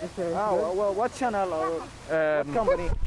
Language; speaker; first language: English; non-native, learner; Arabic